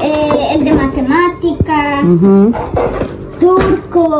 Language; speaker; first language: Spanish; early bilingual, heritage; Spanish